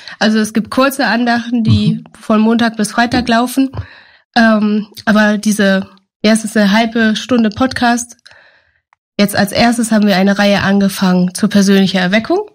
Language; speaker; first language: German; native; German